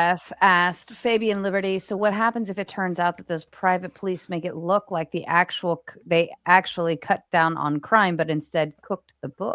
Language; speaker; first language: English; native; English